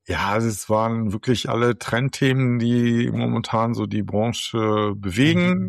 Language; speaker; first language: German; native; German